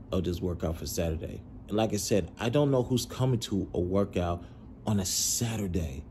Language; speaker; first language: English; native; English